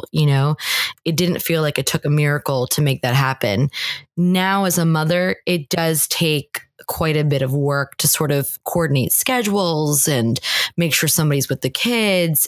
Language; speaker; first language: English; native; English